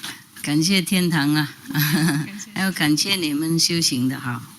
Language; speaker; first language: Chinese; non-native, fluent; Vietnamese